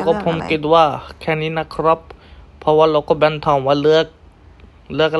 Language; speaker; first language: Thai; non-native, fluent; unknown